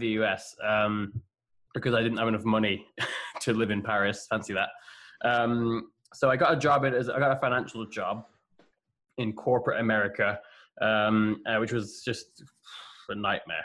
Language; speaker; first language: English; native; English